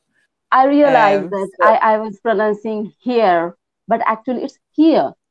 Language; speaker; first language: English; non-native, local second language; Hindi